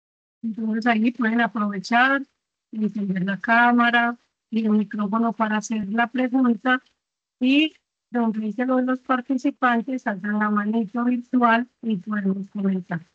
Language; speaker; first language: Spanish; native; Spanish